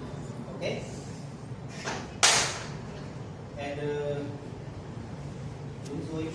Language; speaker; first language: Vietnamese; non-native, learner; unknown